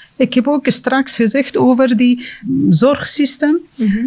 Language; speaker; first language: Dutch; non-native, fluent; Persian